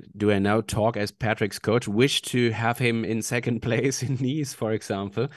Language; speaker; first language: English; non-native, fluent; German